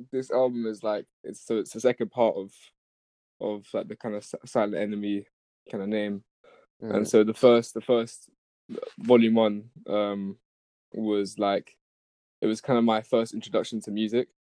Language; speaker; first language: English; native; English